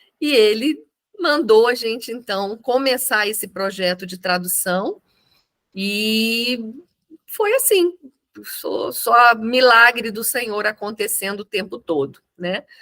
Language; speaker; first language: Portuguese; native; Portuguese